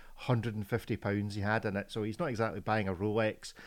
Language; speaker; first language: English; native; English